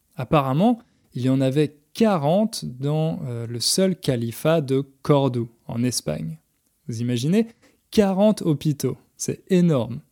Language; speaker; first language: French; native; French